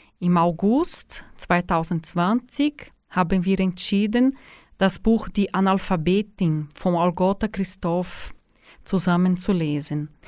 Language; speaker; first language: German; non-native, fluent; Portuguese